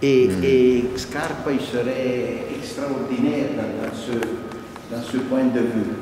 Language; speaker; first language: French; non-native, fluent; Italian